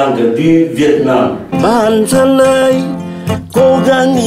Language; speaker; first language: French; non-native, fluent; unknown